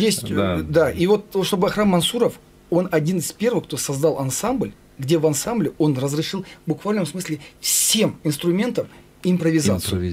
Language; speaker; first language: Russian; non-native, fluent; Azerbaijani